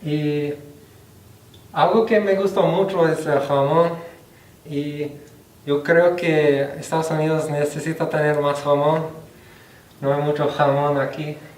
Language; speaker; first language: Spanish; non-native, fluent; English